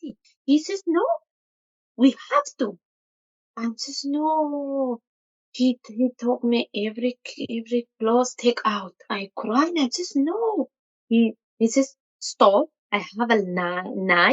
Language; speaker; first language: English; non-native, learner; Kurdish